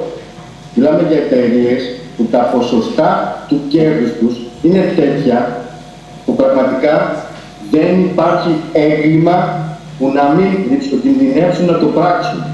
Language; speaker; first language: Greek; native; Greek